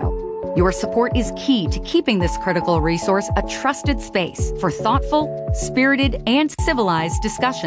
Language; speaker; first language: English; native; English